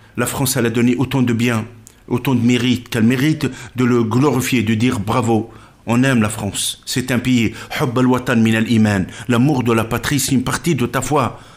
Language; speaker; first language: French; non-native, local second language; Arabic